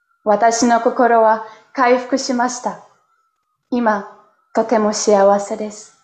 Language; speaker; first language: Japanese; non-native, learner; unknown